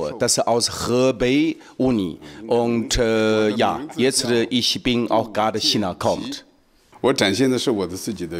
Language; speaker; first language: German; non-native, learner; Chinese